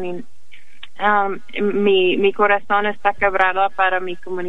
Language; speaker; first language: Spanish; early bilingual, heritage; English